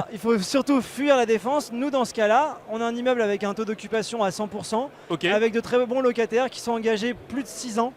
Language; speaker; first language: French; native; French